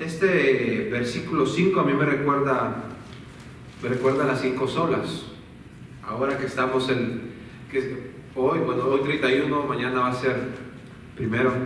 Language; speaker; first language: Spanish; native; Spanish